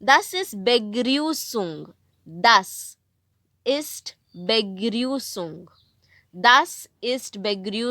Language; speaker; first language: German; non-native, fluent; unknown